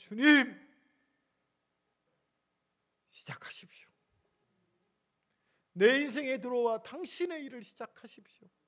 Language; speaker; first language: Korean; native; Korean